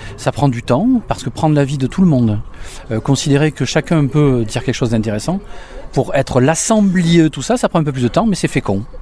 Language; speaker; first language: French; native; French